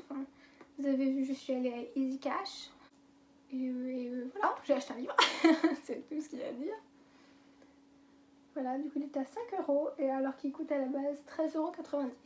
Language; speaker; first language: French; native; French